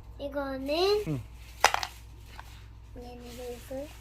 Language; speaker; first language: Korean; early bilingual, other home language; Telugu